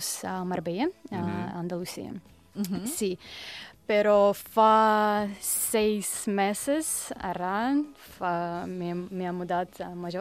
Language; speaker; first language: Catalan; non-native, learner; Russian